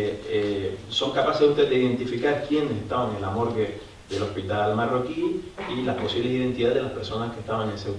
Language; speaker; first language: Spanish; native; Spanish